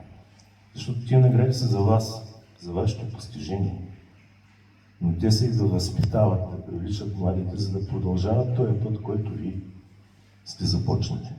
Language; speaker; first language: Bulgarian; native; Bulgarian